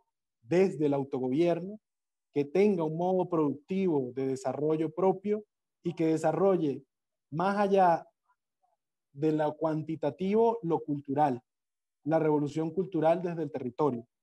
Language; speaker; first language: Spanish; native; Spanish